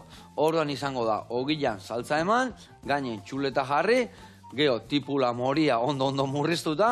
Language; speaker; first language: Basque; native; Basque